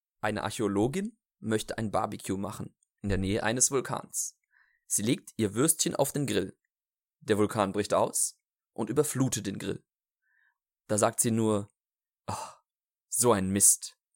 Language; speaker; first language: German; native; German